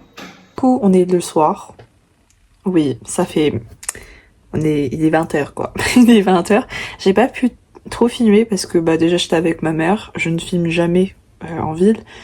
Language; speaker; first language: French; early bilingual, other home language; Vietnamese